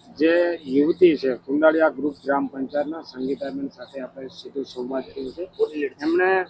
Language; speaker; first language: Gujarati; native; Gujarati